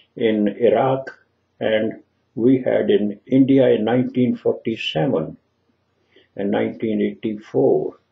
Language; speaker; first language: English; non-native, local second language; Punjabi